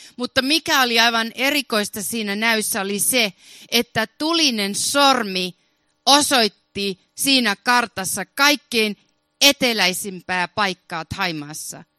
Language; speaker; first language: Finnish; early bilingual, heritage; Finnish